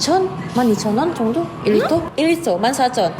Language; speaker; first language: Korean; non-native, fluent; Indonesian